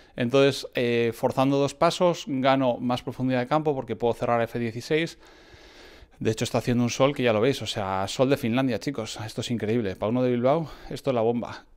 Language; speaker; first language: Spanish; native; Spanish